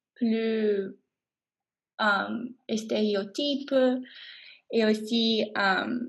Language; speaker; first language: French; non-native, learner; English